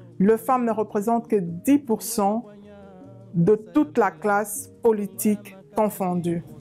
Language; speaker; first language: French; non-native, local second language; Lingala